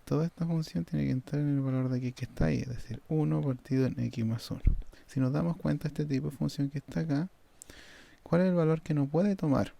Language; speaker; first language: Spanish; native; Spanish